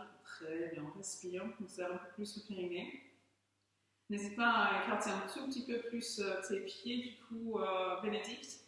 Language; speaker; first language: French; native; French